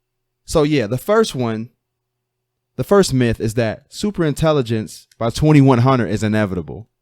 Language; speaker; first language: English; native; English